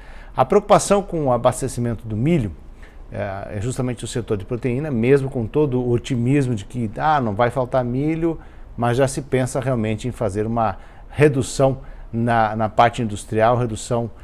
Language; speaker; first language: Portuguese; native; Portuguese